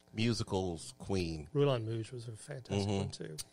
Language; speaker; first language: English; native; English